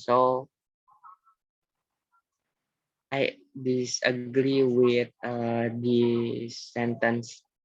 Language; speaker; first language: English; non-native, learner; Indonesian